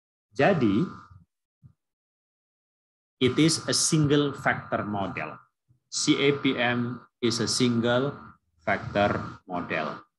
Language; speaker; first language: English; non-native, fluent; Indonesian